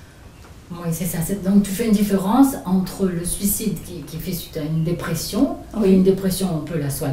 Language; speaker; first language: French; native; French